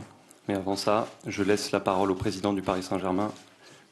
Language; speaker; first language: French; native; French